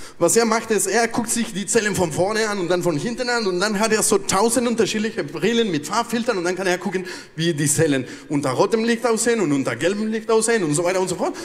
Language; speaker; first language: German; non-native, fluent; Spanish